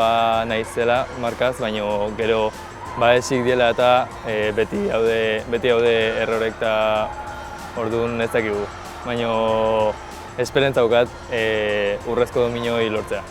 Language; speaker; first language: Basque; non-native, learner; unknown